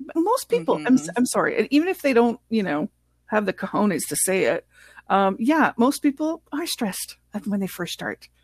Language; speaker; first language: English; non-native, fluent; French